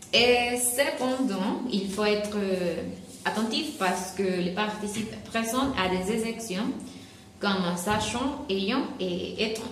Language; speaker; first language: French; non-native, learner; Spanish